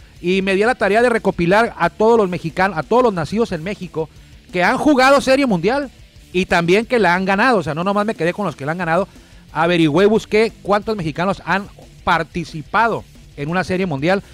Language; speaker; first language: Spanish; native; Spanish